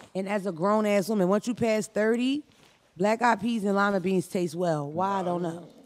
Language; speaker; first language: English; native; English